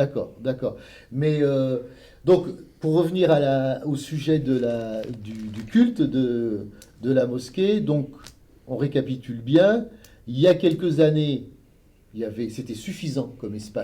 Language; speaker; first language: French; native; French